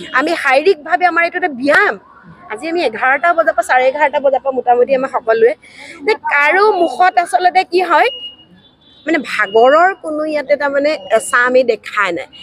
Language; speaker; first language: Assamese; native; Assamese